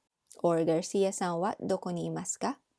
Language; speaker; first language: Japanese; non-native, fluent; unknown